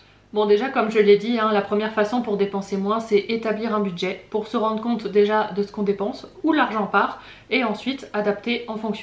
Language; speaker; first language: French; native; French